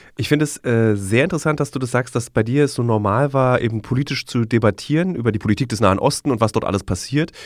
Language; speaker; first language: German; native; German